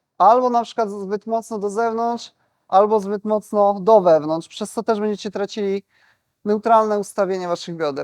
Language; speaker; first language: Polish; native; Polish